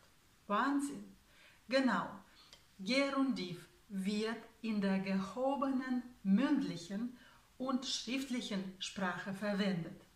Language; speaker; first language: German; non-native, fluent; Russian